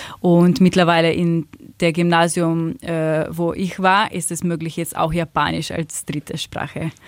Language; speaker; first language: German; non-native, learner; Slovenian